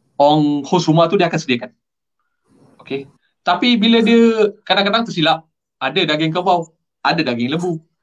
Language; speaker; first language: Malay; non-native, local second language; Tamil